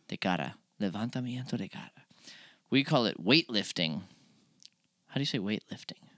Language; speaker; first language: English; native; English